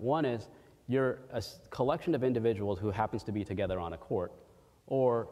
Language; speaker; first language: English; early bilingual, other home language; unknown